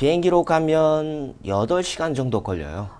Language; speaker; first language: Korean; non-native, fluent; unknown